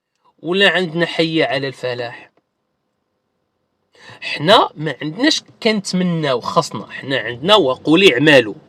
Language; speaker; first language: Arabic; native; Arabic